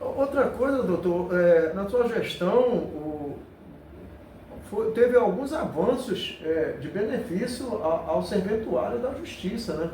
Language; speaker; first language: Portuguese; native; Portuguese